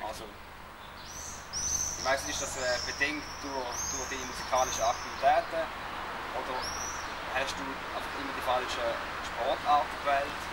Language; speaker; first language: German; native; German